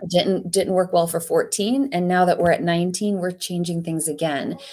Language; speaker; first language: English; native; English